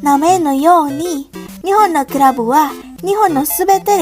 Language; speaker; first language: Japanese; non-native, learner; Indonesian